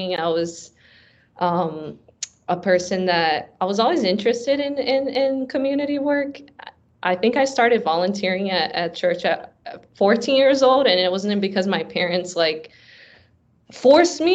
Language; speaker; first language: English; early bilingual, other home language; Portuguese